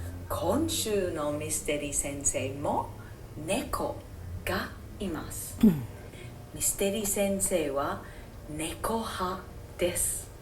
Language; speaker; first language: Japanese; non-native, fluent; English